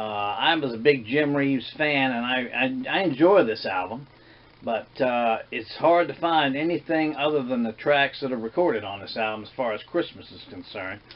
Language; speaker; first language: English; native; English